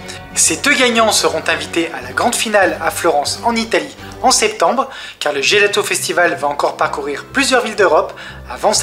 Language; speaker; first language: French; native; French